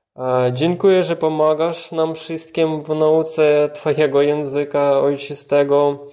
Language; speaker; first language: Polish; non-native, learner; Ukrainian